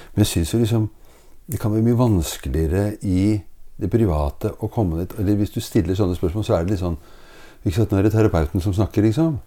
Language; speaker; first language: Norwegian; native; Norwegian